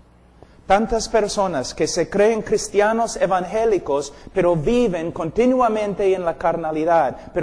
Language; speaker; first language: Spanish; non-native, fluent; English